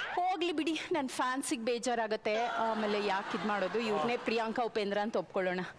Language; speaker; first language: Kannada; non-native, fluent; Bangla